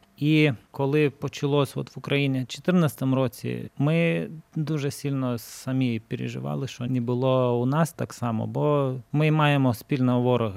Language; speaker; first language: Ukrainian; non-native, learner; Lithuanian